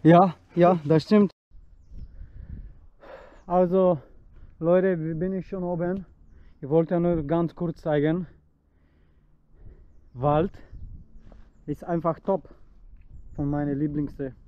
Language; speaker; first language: German; non-native, learner; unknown